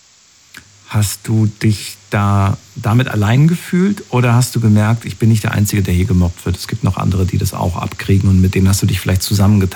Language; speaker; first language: German; native; German